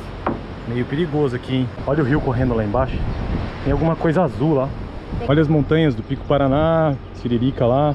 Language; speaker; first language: Portuguese; native; Portuguese